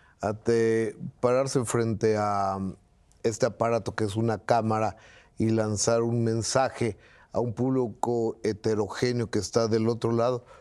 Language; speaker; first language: Spanish; native; Spanish